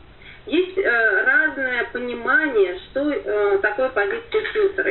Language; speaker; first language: Russian; native; Russian